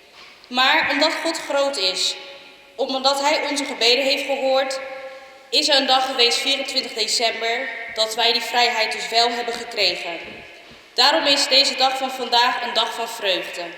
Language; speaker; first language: Dutch; early bilingual, other home language; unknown